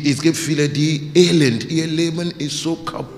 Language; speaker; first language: German; non-native, learner; English